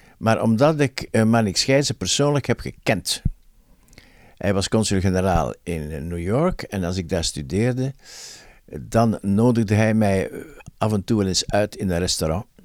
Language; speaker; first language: Dutch; native; Dutch